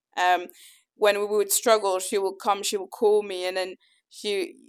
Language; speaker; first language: English; early bilingual, other home language; French